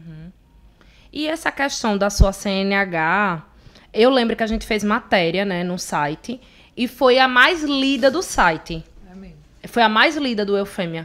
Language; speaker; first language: Portuguese; native; Portuguese